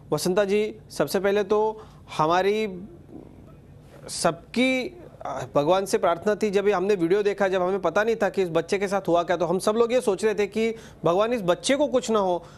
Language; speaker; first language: Hindi; non-native, local second language; Marathi